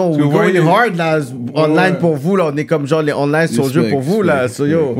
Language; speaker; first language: French; native; French